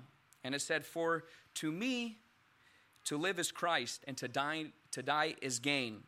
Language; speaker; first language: English; early bilingual, other home language; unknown